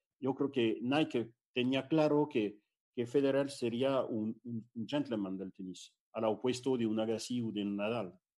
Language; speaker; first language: Spanish; non-native, fluent; French